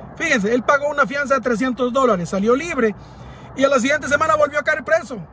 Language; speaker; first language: Spanish; native; Spanish